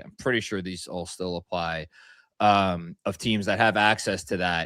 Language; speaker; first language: English; native; English